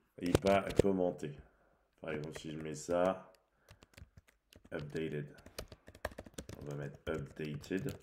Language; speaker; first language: French; native; French